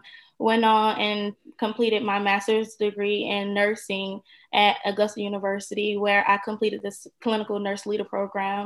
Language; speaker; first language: English; native; English